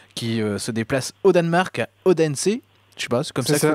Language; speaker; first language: French; native; French